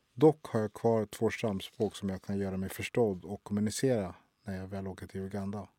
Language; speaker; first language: Swedish; early bilingual, other home language; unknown